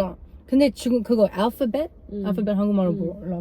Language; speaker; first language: Korean; non-native, learner; English